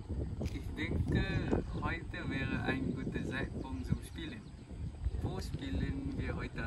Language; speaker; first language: German; non-native, learner; Malay